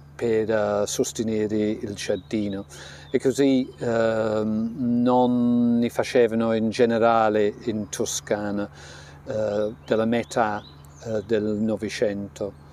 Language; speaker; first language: Italian; non-native, fluent; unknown